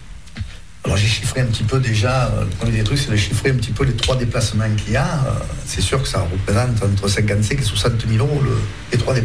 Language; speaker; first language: French; native; French